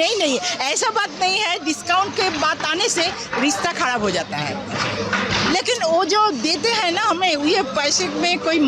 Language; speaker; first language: Hindi; non-native, local second language; Bangla